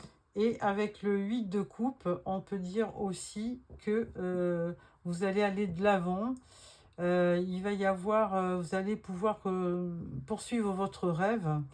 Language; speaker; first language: French; native; French